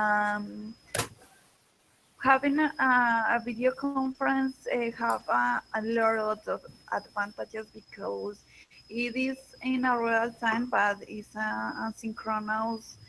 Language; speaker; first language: English; non-native, learner; Spanish